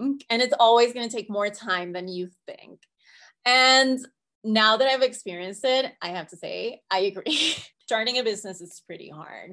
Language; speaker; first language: English; non-native, fluent; Spanish